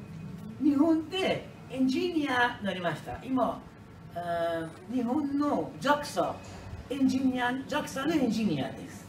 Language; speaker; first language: Japanese; non-native, learner; Persian